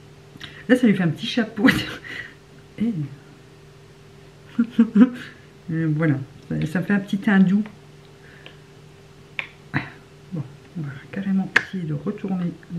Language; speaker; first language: French; native; French